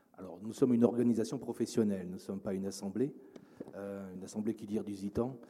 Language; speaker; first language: French; native; French